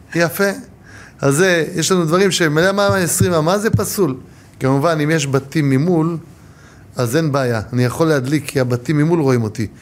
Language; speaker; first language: Hebrew; native; Hebrew